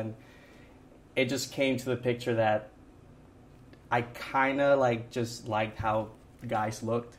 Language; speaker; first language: English; non-native, fluent; Spanish